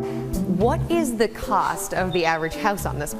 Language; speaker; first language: English; native; English